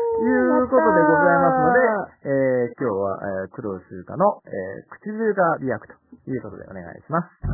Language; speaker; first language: Japanese; native; Japanese